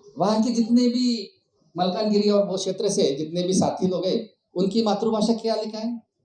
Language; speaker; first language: Hindi; non-native, local second language; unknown